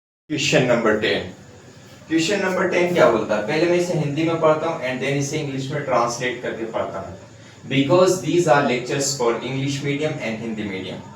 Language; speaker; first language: Hindi; native; Hindi